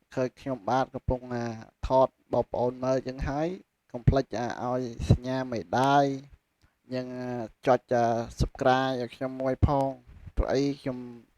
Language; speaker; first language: Khmer; native; Khmer